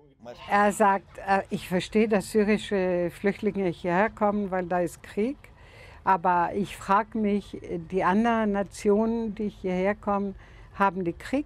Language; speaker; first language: German; non-native, fluent; Greek